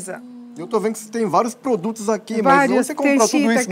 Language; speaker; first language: Portuguese; native; Portuguese